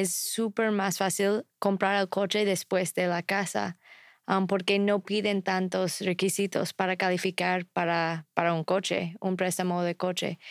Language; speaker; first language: Spanish; non-native, fluent; English